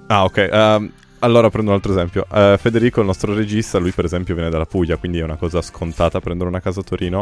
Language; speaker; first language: Italian; native; Italian